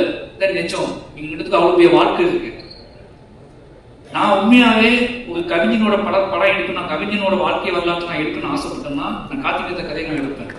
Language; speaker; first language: Tamil; native; Tamil